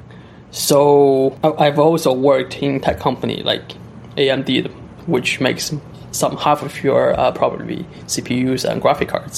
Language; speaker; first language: English; non-native, fluent; Chinese